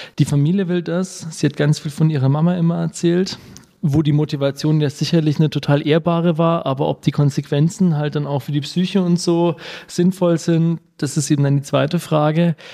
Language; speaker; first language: German; native; German